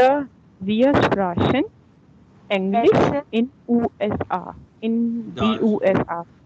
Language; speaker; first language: German; non-native, learner; Hindi